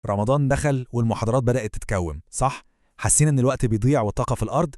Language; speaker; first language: Arabic; native; Arabic